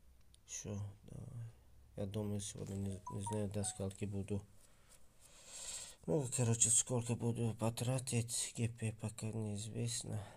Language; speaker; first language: Russian; non-native, fluent; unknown